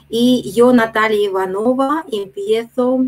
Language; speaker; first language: Spanish; non-native, fluent; Russian